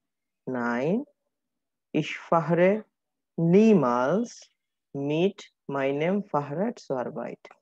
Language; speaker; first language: German; non-native, learner; Bangla